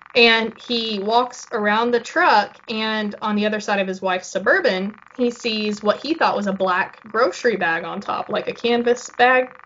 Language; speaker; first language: English; native; English